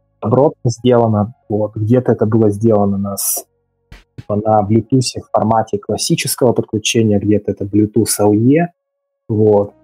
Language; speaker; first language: Russian; native; Russian